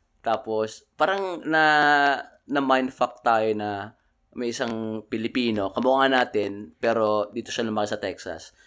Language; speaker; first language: Filipino; native; Filipino